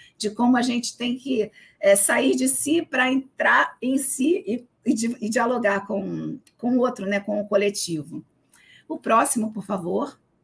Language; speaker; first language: Portuguese; native; Portuguese